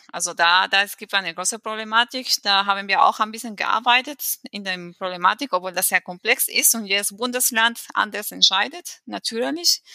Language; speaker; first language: German; non-native, fluent; Spanish